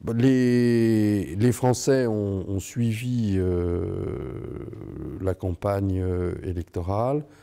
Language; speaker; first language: French; native; French